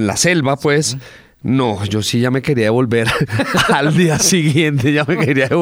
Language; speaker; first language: Spanish; native; Spanish